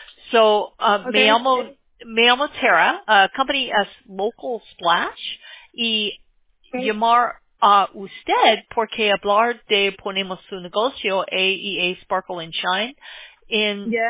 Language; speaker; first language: Spanish; non-native, learner; English